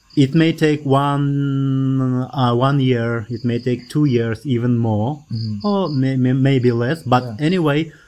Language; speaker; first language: English; non-native, fluent; Kazakh